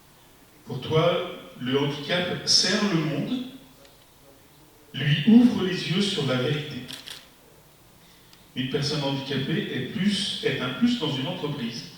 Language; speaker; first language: French; native; French